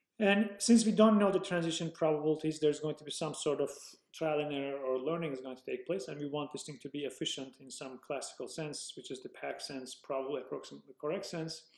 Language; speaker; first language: English; non-native, fluent; Turkish